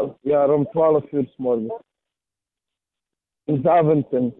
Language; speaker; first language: Dutch; non-native, fluent; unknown